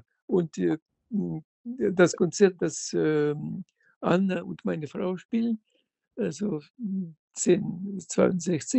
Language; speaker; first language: German; non-native, fluent; Russian